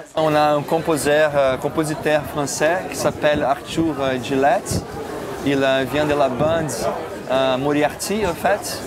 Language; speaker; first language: French; non-native, fluent; Portuguese